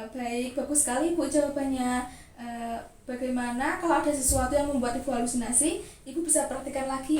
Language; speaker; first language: Indonesian; native; Indonesian